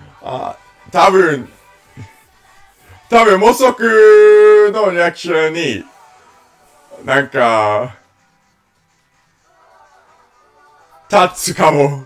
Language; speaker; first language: Japanese; non-native, learner; English